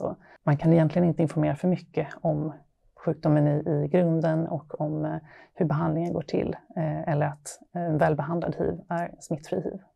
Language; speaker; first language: Swedish; native; Swedish